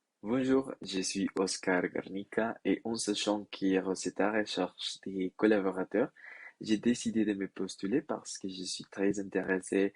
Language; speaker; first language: French; non-native, learner; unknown